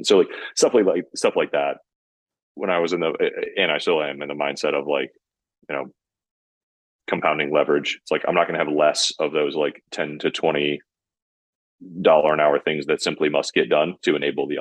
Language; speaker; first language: English; native; English